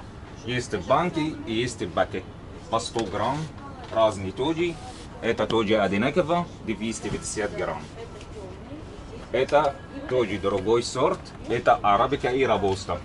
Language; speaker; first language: Russian; non-native, learner; Arabic